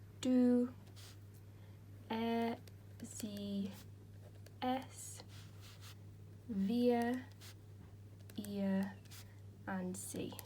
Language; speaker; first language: German; non-native, fluent; English